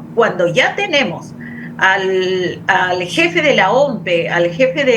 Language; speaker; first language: Spanish; native; Spanish